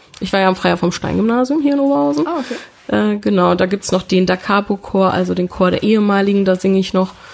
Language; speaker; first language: German; early bilingual, other home language; Italian